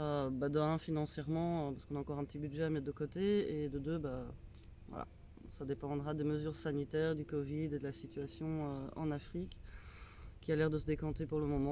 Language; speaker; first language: French; native; French